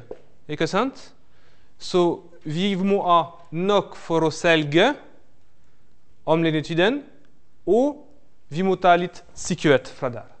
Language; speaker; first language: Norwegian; non-native, fluent; French